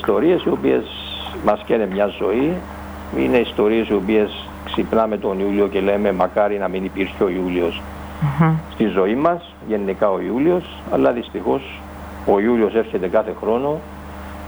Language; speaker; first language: Greek; native; Greek